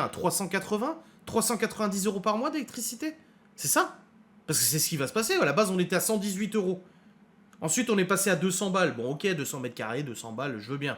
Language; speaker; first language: French; native; French